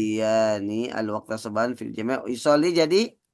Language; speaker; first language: Arabic; non-native, fluent; Indonesian